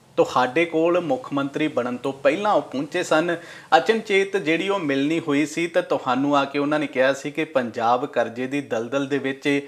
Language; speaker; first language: Punjabi; native; Punjabi